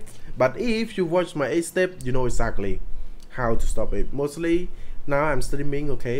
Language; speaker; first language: English; non-native, learner; Khmer